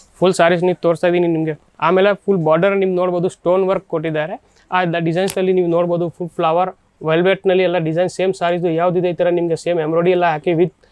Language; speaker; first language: Kannada; non-native, learner; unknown